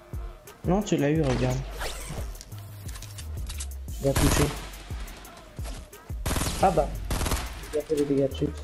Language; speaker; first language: French; native; French